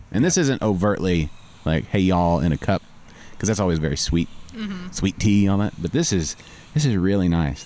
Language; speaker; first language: English; native; English